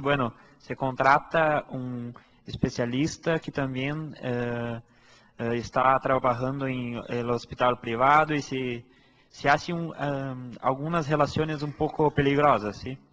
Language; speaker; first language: Spanish; non-native, fluent; Portuguese